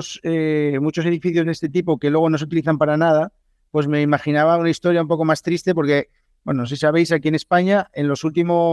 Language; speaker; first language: Spanish; native; Spanish